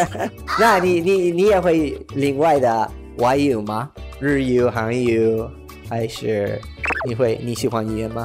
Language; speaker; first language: Chinese; non-native, learner; Spanish